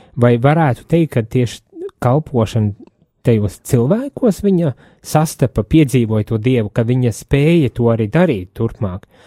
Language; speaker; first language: Latvian; native; Latvian